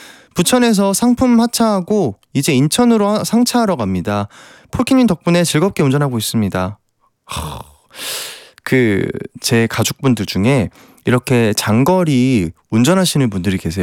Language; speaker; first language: Korean; native; Korean